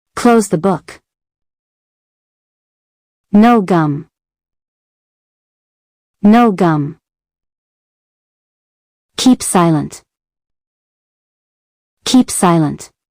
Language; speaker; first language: English; non-native, fluent; Arabic